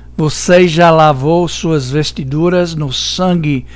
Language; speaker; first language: Portuguese; non-native, fluent; English